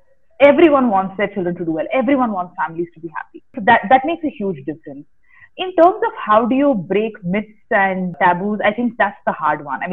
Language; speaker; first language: English; non-native, local second language; Kannada